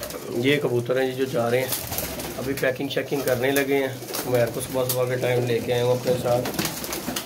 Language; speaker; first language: Hindi; non-native, local second language; Punjabi